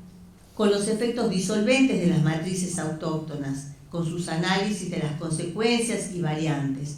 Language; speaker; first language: Spanish; native; Spanish